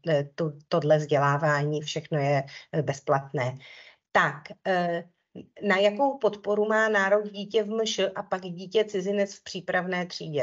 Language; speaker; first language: Czech; native; Czech